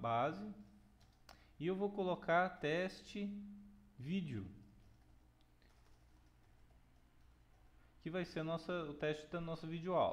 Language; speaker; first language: Portuguese; native; Portuguese